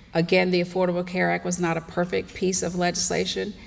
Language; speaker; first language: English; native; English